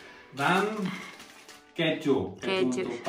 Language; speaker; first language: Indonesian; non-native, learner; Spanish